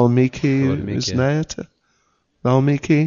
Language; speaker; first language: Russian; non-native, learner; English